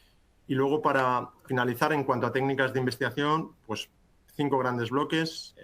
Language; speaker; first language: Spanish; native; Spanish